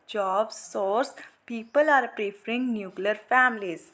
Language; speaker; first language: English; non-native, local second language; Punjabi